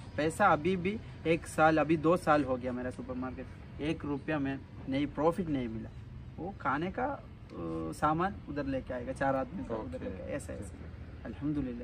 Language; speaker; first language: Hindi; non-native, local second language; Malayalam